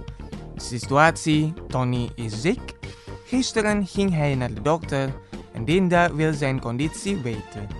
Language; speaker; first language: Dutch; non-native, fluent; Indonesian